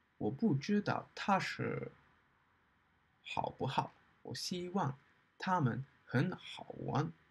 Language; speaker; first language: Chinese; non-native, learner; English